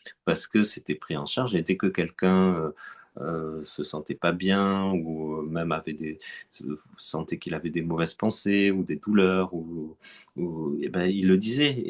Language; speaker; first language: French; native; French